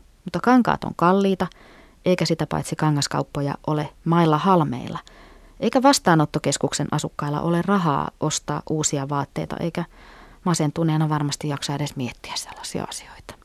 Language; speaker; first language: Finnish; native; Finnish